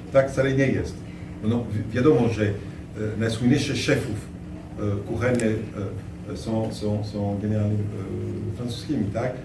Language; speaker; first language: Polish; non-native, fluent; French